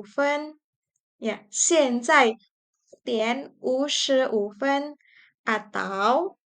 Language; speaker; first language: Chinese; non-native, fluent; Indonesian